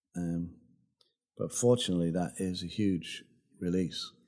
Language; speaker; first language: English; native; English